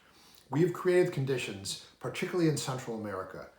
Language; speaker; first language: English; native; English